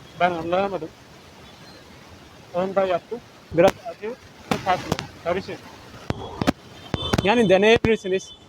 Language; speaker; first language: Turkish; non-native, fluent; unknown